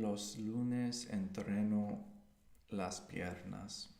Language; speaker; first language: Spanish; non-native, learner; English